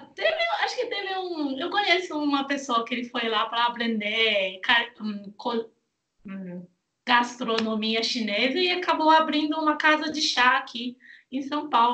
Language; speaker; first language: Portuguese; non-native, fluent; Chinese